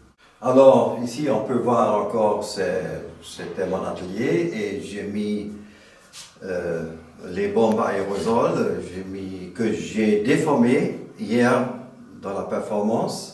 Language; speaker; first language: French; non-native, fluent; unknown